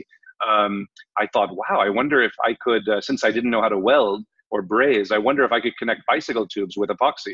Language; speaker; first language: English; native; English